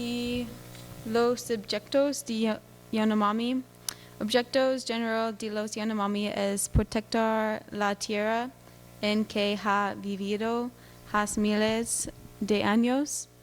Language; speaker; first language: Spanish; non-native, learner; English